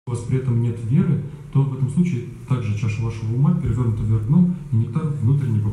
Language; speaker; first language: Russian; native; Russian